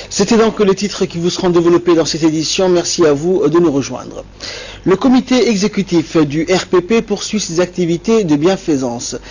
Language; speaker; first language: French; non-native, local second language; Somali